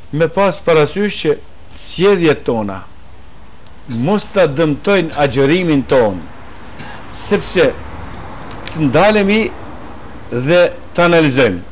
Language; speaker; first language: Albanian; native; Albanian